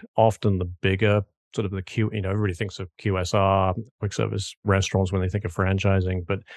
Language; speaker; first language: English; native; English